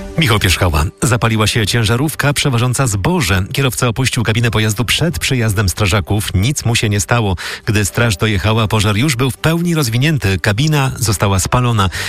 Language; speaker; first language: Polish; native; Polish